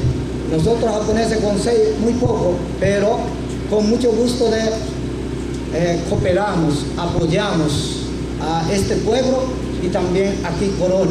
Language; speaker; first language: Spanish; non-native, learner; Japanese